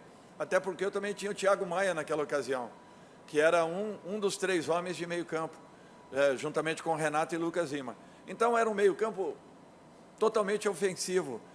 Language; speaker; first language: Portuguese; native; Portuguese